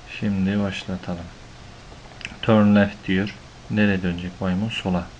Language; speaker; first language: Turkish; native; Turkish